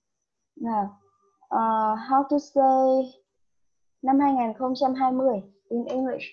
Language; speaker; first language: English; non-native, learner; Vietnamese